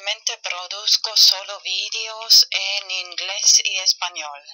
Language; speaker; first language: Spanish; non-native, fluent; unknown